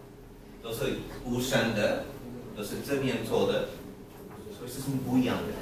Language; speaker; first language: Chinese; non-native, learner; English